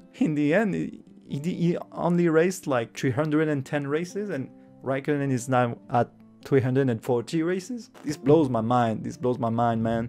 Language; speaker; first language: English; non-native, fluent; French